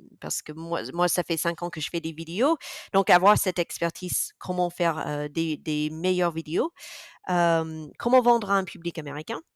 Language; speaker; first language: French; non-native, fluent; English